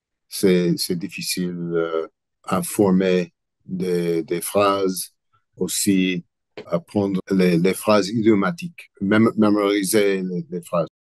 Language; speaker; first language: French; non-native, learner; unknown